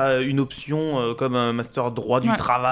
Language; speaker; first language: French; native; French